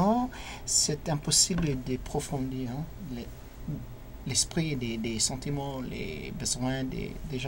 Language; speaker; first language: French; non-native, fluent; English